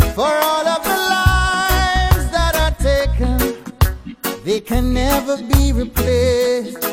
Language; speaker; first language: English; non-native, local second language; Akan